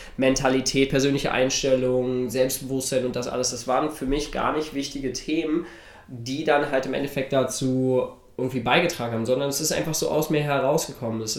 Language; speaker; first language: German; native; German